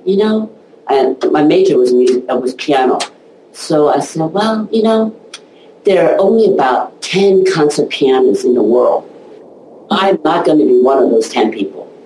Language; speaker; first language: English; non-native, local second language; Cantonese